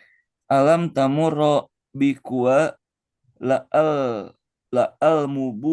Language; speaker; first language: Arabic; non-native, learner; Indonesian